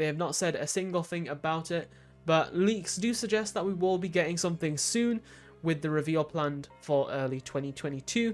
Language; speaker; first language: English; native; English